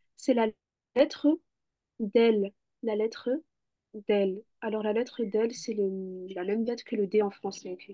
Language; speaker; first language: French; native; French